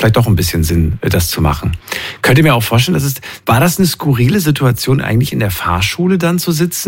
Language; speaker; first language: German; native; German